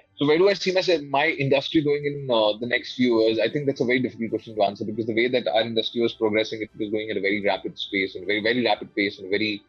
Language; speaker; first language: English; non-native, local second language; Hindi